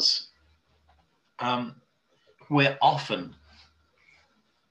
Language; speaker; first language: English; native; English